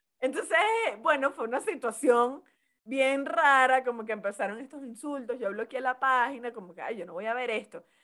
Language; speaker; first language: Spanish; native; Spanish